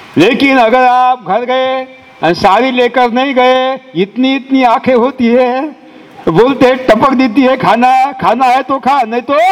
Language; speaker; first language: Hindi; non-native, local second language; Marathi